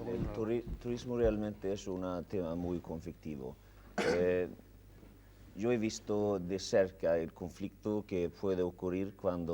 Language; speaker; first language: Spanish; non-native, fluent; Swedish